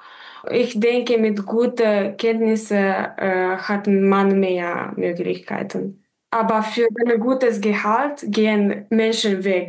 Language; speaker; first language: German; non-native, fluent; Romanian